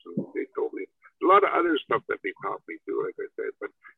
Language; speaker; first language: English; non-native, fluent; Cree